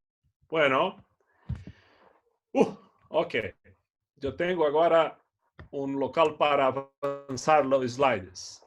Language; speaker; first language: Spanish; non-native, fluent; Portuguese